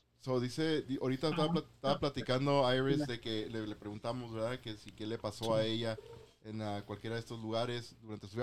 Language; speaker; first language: Spanish; native; Spanish